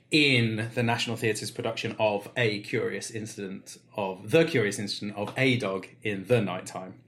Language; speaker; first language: English; native; English